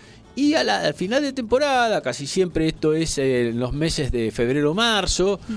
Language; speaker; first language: Spanish; native; Spanish